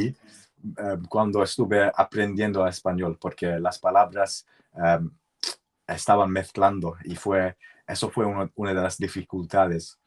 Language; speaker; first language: Spanish; non-native, learner; English